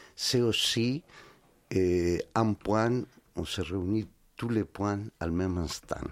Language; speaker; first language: French; non-native, learner; Spanish